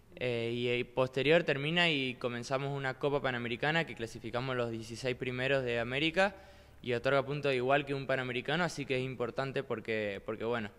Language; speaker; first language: Spanish; native; Spanish